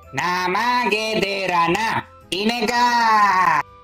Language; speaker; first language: Japanese; non-native, learner; English